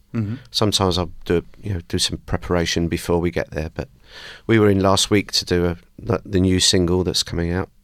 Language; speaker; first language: English; native; English